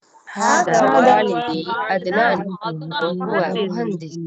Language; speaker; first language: Arabic; non-native, learner; Tamil